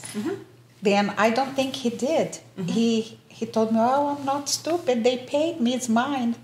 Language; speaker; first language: English; non-native, fluent; Portuguese